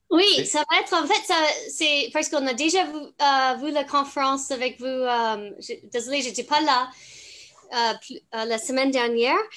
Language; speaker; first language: French; non-native, fluent; English